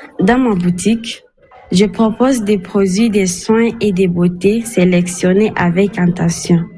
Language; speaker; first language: French; non-native, local second language; Swahili